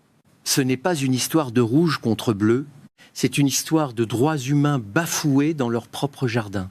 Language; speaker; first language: French; native; French